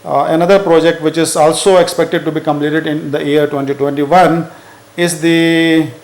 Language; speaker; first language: English; non-native, local second language; Urdu